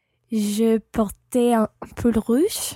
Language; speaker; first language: French; non-native, learner; English